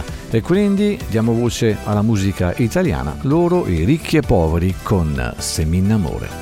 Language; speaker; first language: Italian; native; Italian